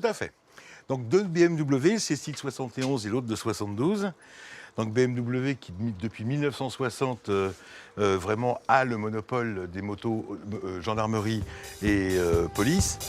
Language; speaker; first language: French; native; French